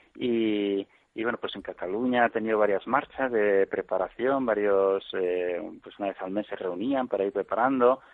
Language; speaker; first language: Spanish; native; Spanish